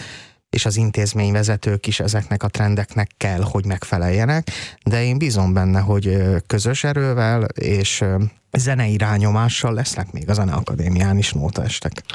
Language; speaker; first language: Hungarian; native; Hungarian